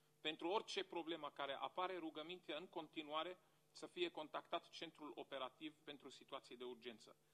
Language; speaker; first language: Romanian; non-native, fluent; Arabic